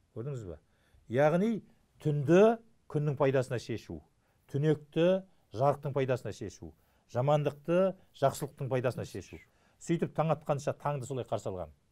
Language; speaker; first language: Kazakh; native; Kazakh